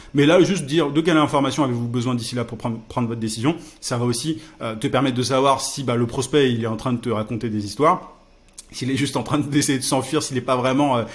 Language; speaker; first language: French; native; French